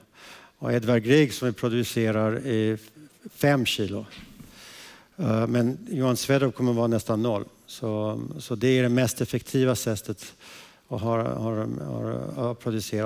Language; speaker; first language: Swedish; early bilingual, heritage; Swedish